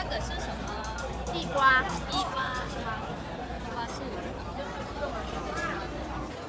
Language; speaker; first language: Chinese; non-native, learner; English